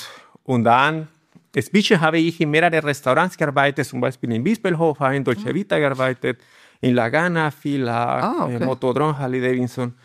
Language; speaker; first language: German; non-native, learner; Spanish